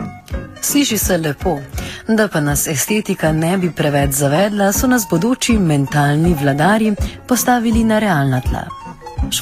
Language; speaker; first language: Slovenian; native; Slovenian